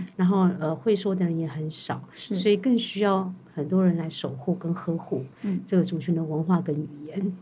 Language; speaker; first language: Chinese; native; Chinese